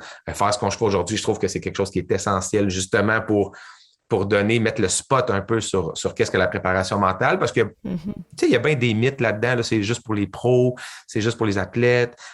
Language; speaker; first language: French; native; French